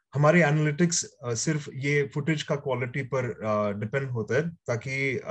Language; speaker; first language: Hindi; native; Hindi